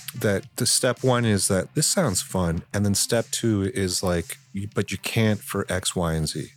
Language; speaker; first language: English; early bilingual, other home language; Spanish